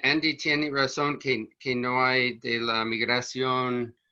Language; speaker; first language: Spanish; non-native, fluent; English